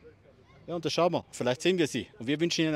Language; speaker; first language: German; native; German